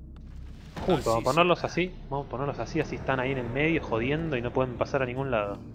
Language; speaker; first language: Spanish; native; Spanish